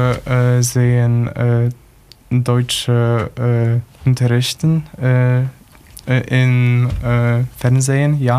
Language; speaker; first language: German; non-native, learner; Polish